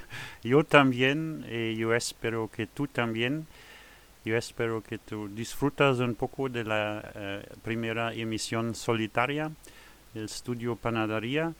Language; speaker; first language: Spanish; non-native, fluent; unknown